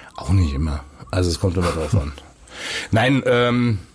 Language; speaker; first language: German; native; German